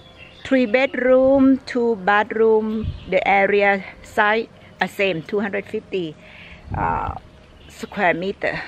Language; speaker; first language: English; non-native, learner; Thai